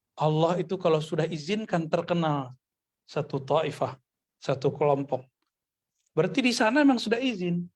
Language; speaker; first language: Indonesian; non-native, local second language; Minangkabau